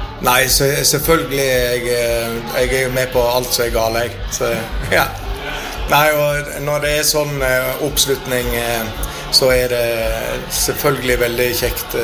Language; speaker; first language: Norwegian; native; Norwegian